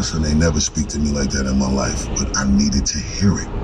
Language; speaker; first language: English; native; English